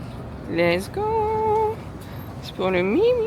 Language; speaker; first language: French; native; French